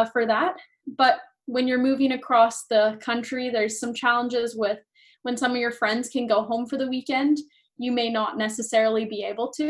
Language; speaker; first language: English; native; English